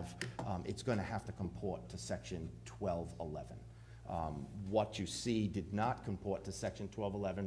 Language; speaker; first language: English; native; English